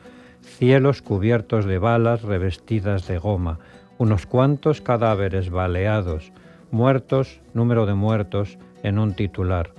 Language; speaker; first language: Spanish; native; Spanish